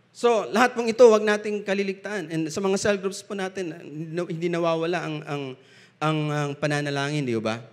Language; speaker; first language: Filipino; non-native, local second language; Bikol